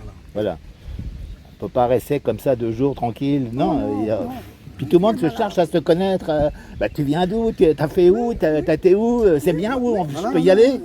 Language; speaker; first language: French; native; French